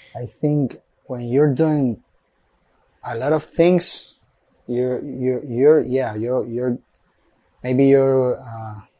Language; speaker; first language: English; non-native, learner; Spanish